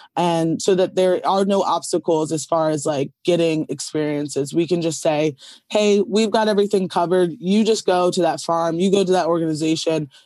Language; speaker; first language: English; native; English